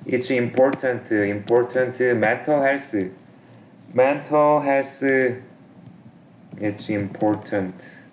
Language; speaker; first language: English; non-native, learner; Korean